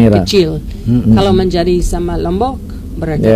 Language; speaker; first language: Indonesian; non-native, learner; English